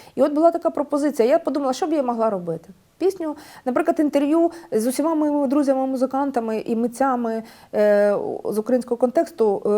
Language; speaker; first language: Ukrainian; native; Ukrainian